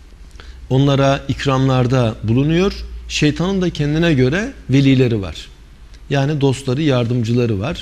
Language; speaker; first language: Turkish; native; Turkish